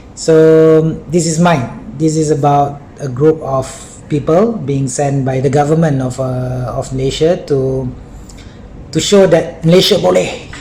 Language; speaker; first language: English; non-native, local second language; Malay